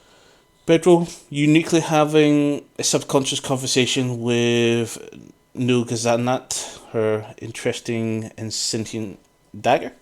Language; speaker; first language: English; native; English